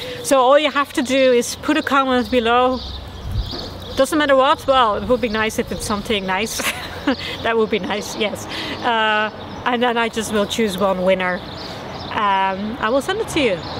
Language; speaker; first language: English; non-native, fluent; Dutch